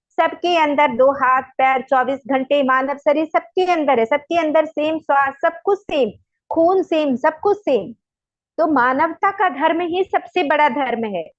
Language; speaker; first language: Hindi; native; Hindi